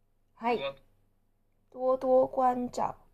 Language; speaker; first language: Japanese; non-native, fluent; Chinese